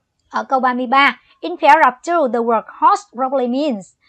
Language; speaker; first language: English; non-native, fluent; Vietnamese